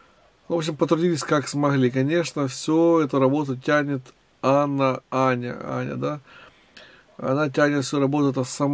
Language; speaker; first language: Russian; native; Russian